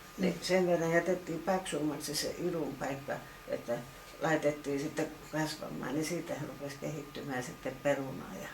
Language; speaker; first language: Finnish; native; Finnish